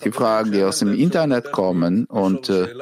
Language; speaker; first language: German; non-native, fluent; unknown